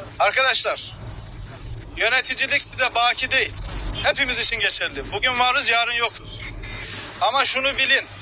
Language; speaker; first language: Turkish; native; Turkish